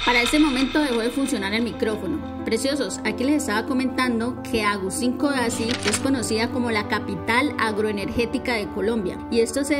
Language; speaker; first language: Spanish; native; Spanish